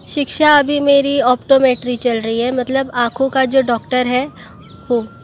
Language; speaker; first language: Hindi; non-native, local second language; Marathi